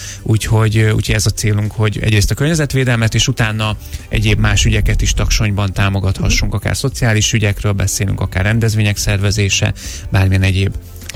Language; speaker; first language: Hungarian; native; Hungarian